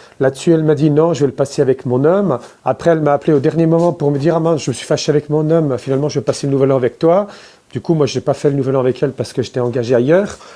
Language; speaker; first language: French; native; French